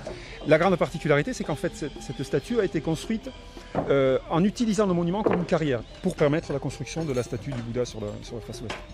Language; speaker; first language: French; native; French